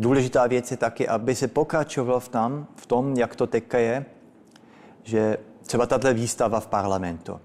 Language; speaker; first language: Czech; early bilingual, heritage; Czech